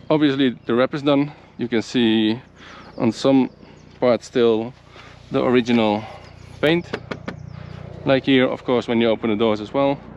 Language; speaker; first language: English; non-native, fluent; Dutch